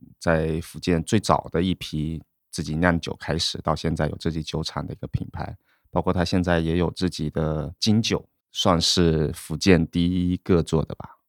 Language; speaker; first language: Chinese; native; Chinese